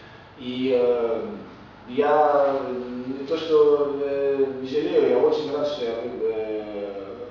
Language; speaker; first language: Russian; non-native, fluent; Romanian